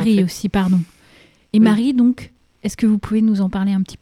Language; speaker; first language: French; native; French